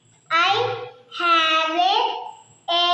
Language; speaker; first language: English; non-native, learner; Malayalam